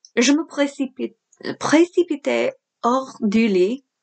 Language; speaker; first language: French; non-native, fluent; English